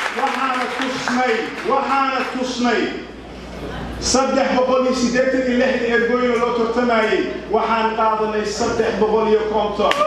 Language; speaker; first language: Somali; early bilingual, heritage; Somali